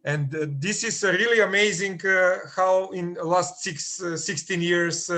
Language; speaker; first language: English; non-native, fluent; Macedonian